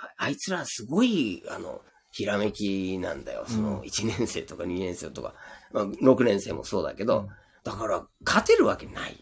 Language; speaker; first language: Japanese; non-native, fluent; English